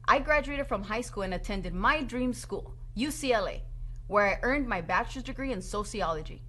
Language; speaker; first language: English; native; English